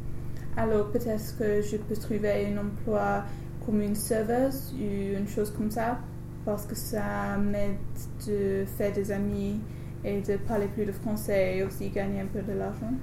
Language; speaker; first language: French; non-native, learner; English